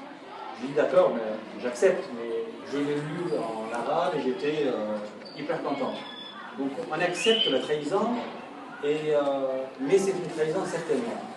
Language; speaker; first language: French; non-native, fluent; Arabic